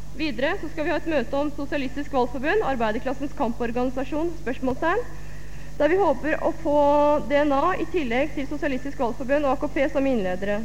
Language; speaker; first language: Norwegian; native; Norwegian